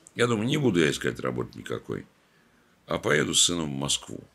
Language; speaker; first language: Russian; native; Russian